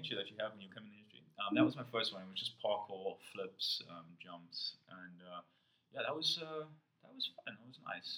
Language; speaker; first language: English; native; English